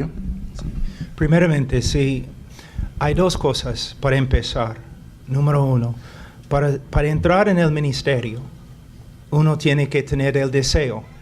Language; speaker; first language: Spanish; non-native, fluent; English